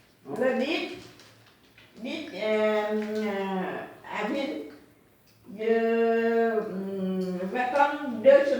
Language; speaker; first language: French; non-native, learner; Vietnamese